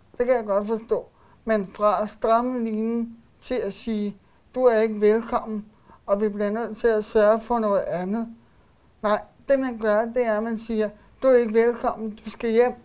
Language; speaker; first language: Danish; early bilingual, other home language; Bosnian